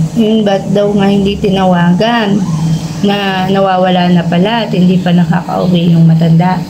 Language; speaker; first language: Filipino; native; Filipino